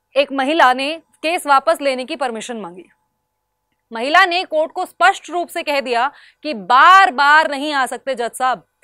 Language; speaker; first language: Hindi; native; Hindi